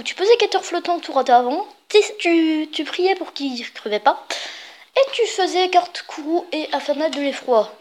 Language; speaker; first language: French; native; French